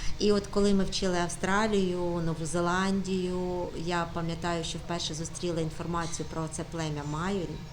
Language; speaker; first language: Ukrainian; native; Ukrainian